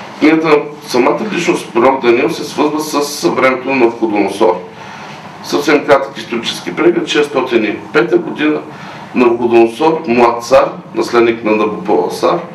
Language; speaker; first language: Bulgarian; native; Bulgarian